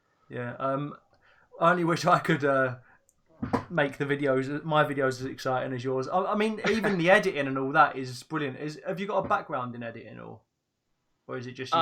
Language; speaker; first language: English; native; English